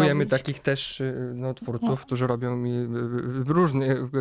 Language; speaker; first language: Polish; native; Polish